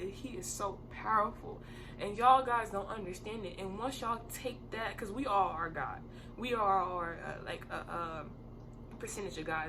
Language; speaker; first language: English; native; English